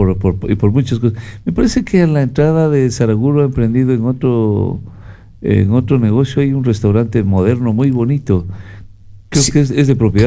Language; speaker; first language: Spanish; native; Spanish